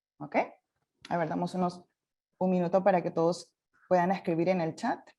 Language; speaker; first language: Spanish; native; Spanish